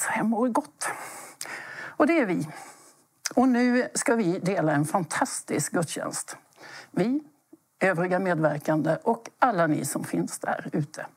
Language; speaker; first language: Swedish; native; Swedish